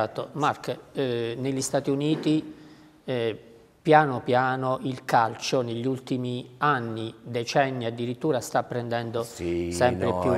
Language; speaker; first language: Italian; native; Italian